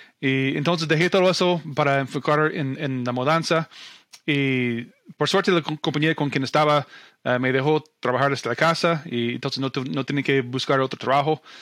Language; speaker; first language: Spanish; non-native, fluent; English